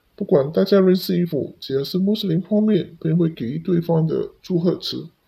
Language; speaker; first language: Chinese; non-native, local second language; Cantonese